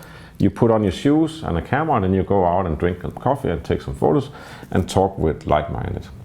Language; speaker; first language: English; non-native, fluent; Danish